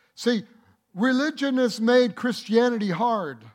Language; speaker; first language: English; native; English